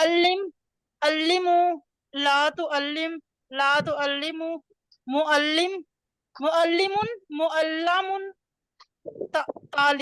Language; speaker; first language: Arabic; non-native, learner; Urdu